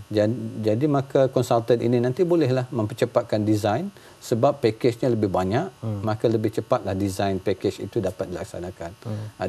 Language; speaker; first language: Malay; native; Malay